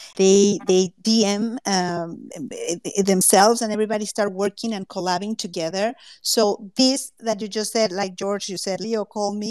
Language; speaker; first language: English; non-native, fluent; Spanish